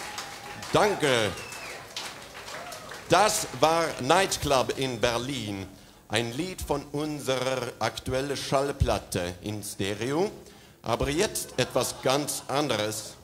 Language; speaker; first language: German; non-native, fluent; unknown